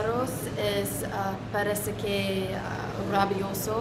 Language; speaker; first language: Spanish; non-native, learner; English